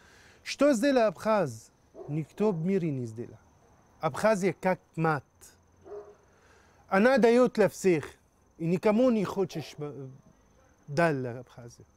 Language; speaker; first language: Russian; non-native, learner; Arabic